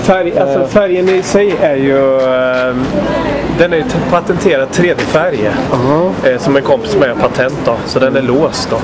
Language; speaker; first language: Swedish; native; Swedish